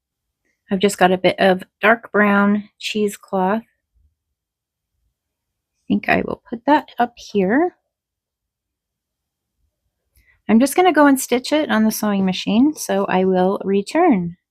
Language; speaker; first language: English; native; English